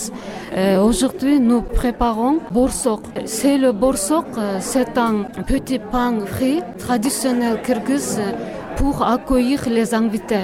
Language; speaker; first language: French; non-native, learner; Kyrgyz